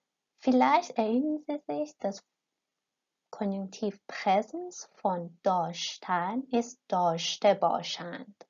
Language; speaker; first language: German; non-native, fluent; Persian